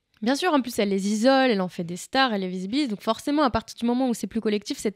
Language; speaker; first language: French; native; French